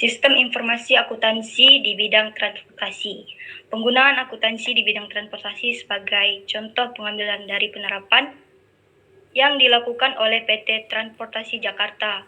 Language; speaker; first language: Indonesian; native; Indonesian